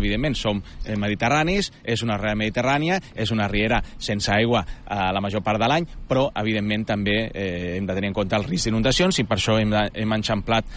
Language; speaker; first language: Catalan; native; Catalan